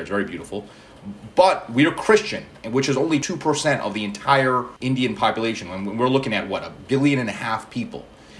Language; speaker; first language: English; early bilingual, other home language; Malayalam